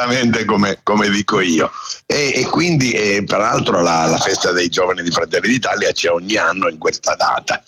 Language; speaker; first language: Italian; native; Italian